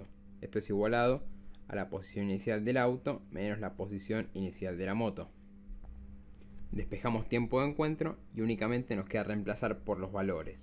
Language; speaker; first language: Spanish; native; Spanish